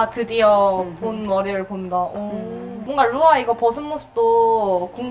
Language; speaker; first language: Korean; native; Korean